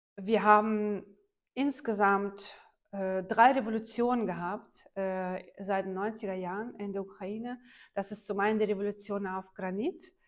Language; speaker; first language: German; non-native, fluent; Ukrainian